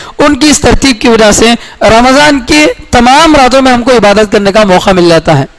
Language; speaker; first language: Urdu; native; Urdu